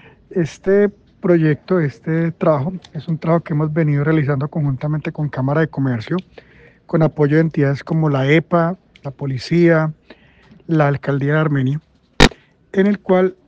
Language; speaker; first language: Spanish; native; Spanish